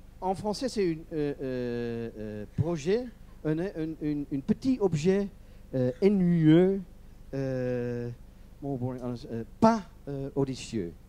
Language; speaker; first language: French; non-native, learner; Dutch